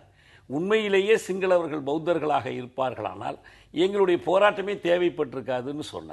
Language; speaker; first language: Tamil; native; Tamil